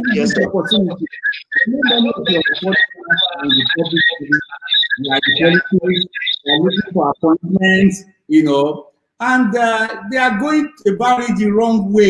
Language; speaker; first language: English; non-native, local second language; Yoruba